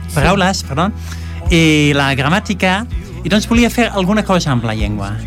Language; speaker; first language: Catalan; non-native, fluent; Dutch